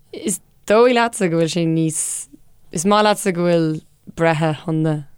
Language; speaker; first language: Irish; non-native, local second language; English